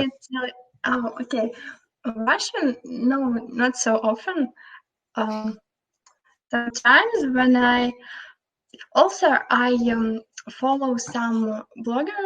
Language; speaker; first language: English; non-native, fluent; Russian